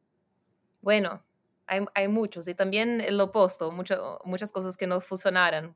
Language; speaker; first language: Spanish; non-native, fluent; Portuguese